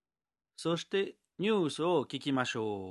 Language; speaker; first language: Japanese; non-native, fluent; French